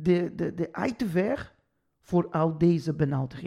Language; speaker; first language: Dutch; non-native, fluent; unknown